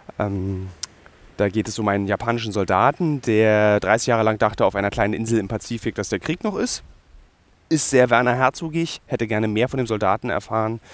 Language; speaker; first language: German; native; German